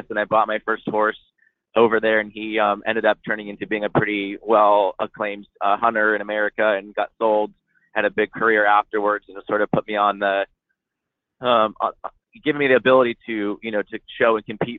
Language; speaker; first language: English; native; English